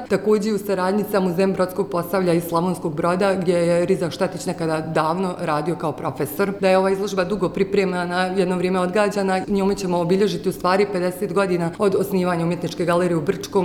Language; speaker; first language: Croatian; native; Croatian